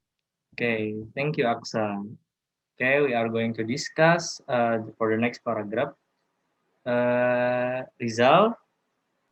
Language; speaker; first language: English; non-native, learner; Indonesian